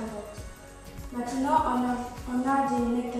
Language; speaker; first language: French; non-native, local second language; Luxembourgish